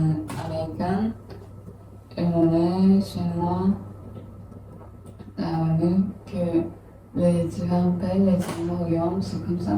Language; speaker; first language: French; non-native, learner; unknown